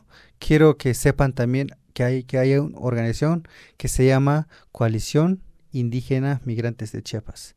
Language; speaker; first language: Spanish; non-native, local second language; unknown